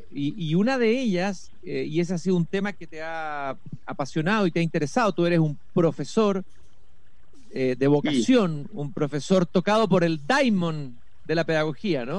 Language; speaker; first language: Spanish; native; Spanish